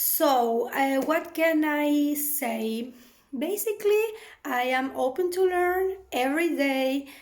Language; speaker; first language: English; non-native, fluent; Spanish